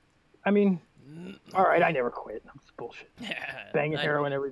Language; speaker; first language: English; native; English